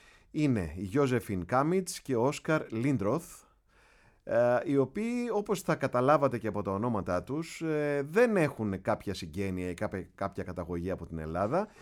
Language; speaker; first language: Greek; native; Greek